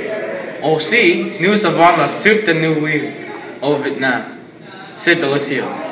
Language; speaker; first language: French; non-native, learner; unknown